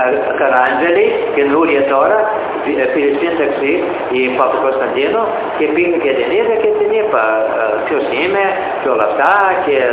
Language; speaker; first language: Greek; early bilingual, heritage; Greek